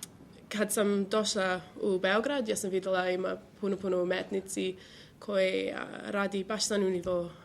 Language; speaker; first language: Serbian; non-native, learner; English